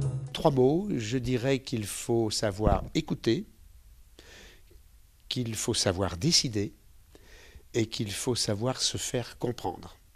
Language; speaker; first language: French; native; French